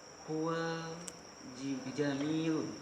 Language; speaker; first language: Arabic; non-native, learner; Indonesian